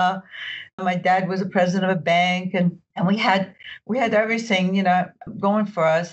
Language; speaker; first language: English; early bilingual, other home language; Arabic